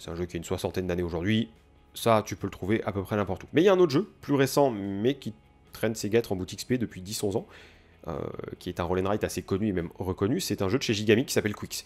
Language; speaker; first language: French; native; French